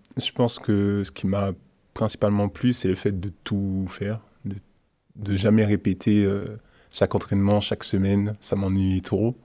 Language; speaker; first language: French; early bilingual, other home language; Haitian Creole